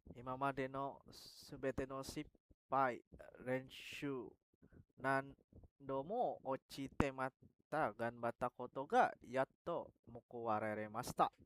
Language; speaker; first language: Japanese; non-native, learner; Indonesian